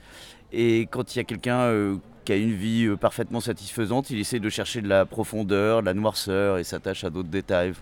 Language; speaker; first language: French; native; French